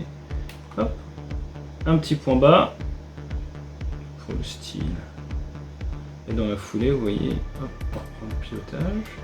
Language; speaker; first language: French; native; French